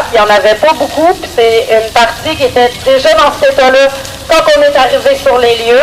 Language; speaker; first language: French; native; French